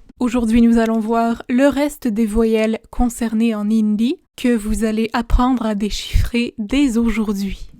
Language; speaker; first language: French; native; French